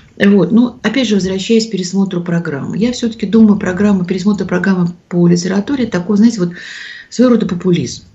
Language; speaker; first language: Russian; native; Russian